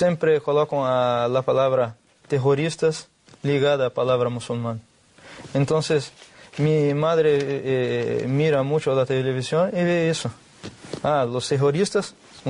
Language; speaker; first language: Spanish; non-native, learner; Portuguese